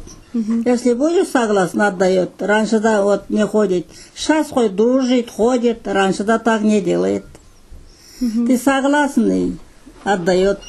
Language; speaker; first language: Russian; non-native, local second language; Kazakh